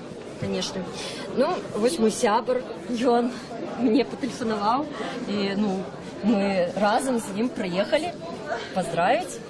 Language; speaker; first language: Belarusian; non-native, local second language; Russian